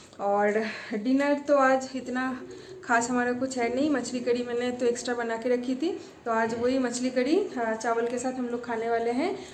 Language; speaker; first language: Hindi; non-native, local second language; Bangla